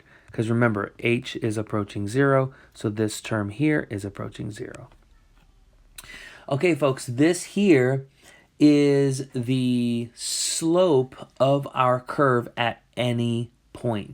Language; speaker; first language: English; native; English